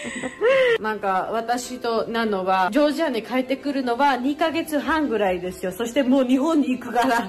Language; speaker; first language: Japanese; non-native, fluent; Georgian